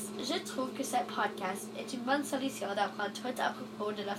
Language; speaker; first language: French; non-native, learner; English